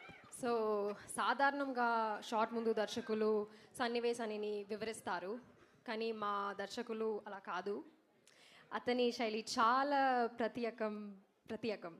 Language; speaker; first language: Telugu; non-native, learner; Malayalam